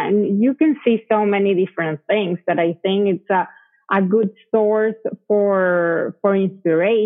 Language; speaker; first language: English; non-native, fluent; Spanish